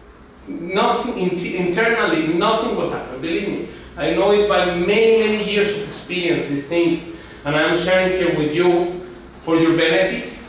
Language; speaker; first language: English; non-native, fluent; Spanish